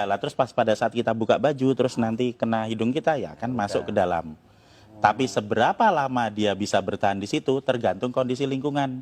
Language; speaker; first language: Indonesian; native; Indonesian